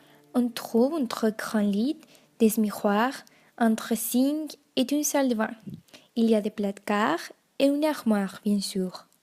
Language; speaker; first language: French; non-native, learner; Spanish